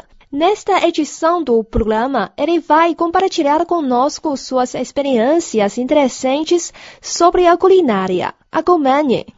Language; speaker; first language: Portuguese; non-native, fluent; Chinese